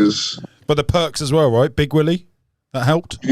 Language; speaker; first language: English; native; English